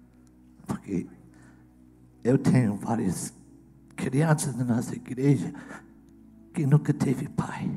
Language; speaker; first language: Portuguese; non-native, fluent; English